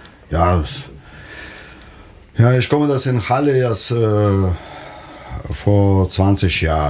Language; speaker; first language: German; non-native, learner; Russian